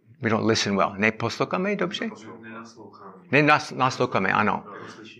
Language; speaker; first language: Czech; non-native, learner; English